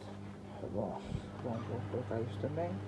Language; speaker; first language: Portuguese; non-native, local second language; Kabuverdianu